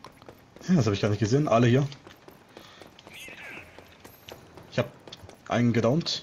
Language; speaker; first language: German; native; German